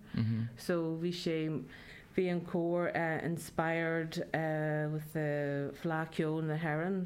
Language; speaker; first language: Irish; non-native, local second language; English